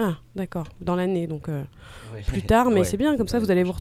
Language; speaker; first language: French; native; French